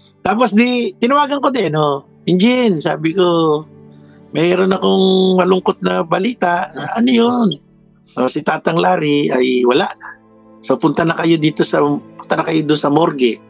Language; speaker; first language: Filipino; native; Filipino